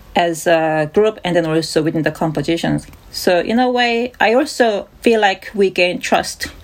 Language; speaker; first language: English; non-native, fluent; Korean